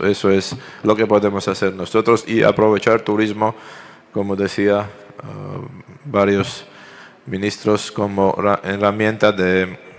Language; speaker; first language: Spanish; non-native, fluent; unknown